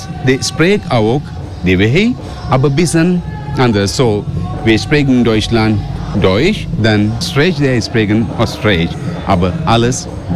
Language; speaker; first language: German; non-native, learner; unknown